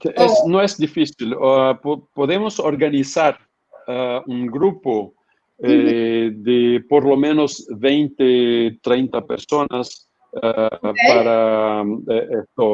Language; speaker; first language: Spanish; non-native, fluent; Portuguese